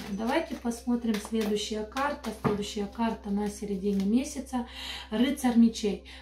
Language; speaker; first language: Russian; non-native, local second language; Romanian